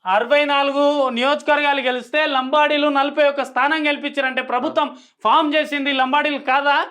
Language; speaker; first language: Telugu; non-native, local second language; Lambadi